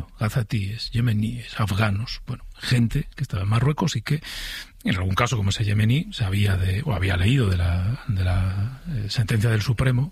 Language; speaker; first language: Spanish; native; Spanish